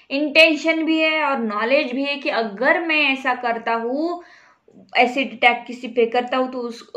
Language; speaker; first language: Hindi; non-native, local second language; Marathi